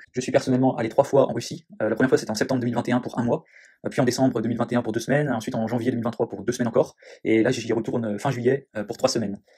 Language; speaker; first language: French; native; French